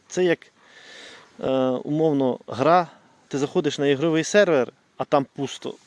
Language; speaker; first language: Ukrainian; non-native, local second language; Russian